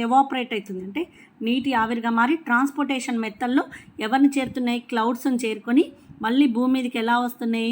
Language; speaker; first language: Telugu; native; Telugu